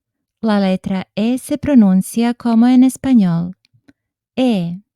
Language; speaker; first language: Spanish; non-native, fluent; Serbian